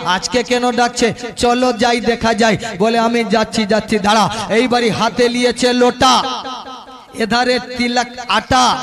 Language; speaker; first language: Bangla; non-native, local second language; Urdu